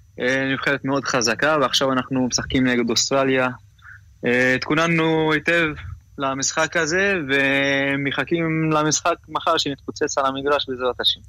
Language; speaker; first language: Hebrew; non-native, local second language; Arabic